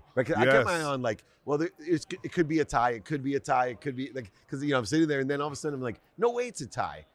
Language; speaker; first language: English; native; English